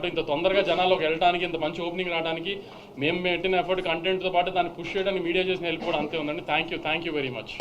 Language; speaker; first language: Telugu; native; Telugu